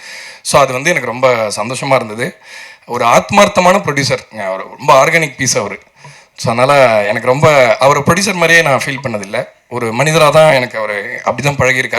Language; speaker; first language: Tamil; native; Tamil